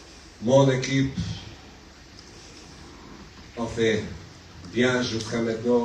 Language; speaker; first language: French; non-native, learner; Bosnian